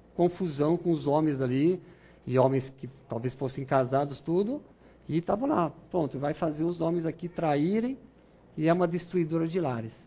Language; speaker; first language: Portuguese; non-native, fluent; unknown